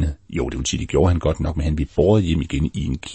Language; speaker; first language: Danish; native; Danish